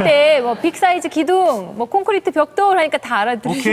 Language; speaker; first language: Korean; native; Korean